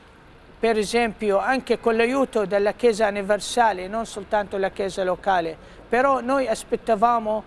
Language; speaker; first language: Italian; non-native, fluent; Arabic